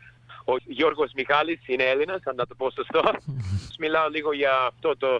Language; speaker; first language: Greek; early bilingual, heritage; English